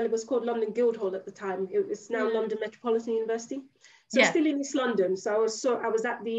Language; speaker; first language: English; non-native, local second language; Yoruba